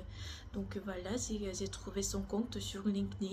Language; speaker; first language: French; non-native, learner; Korean